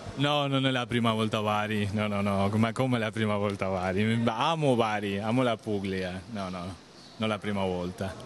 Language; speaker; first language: Italian; non-native, fluent; Spanish